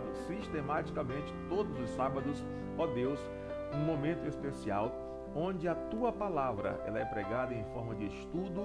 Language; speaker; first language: Portuguese; native; Portuguese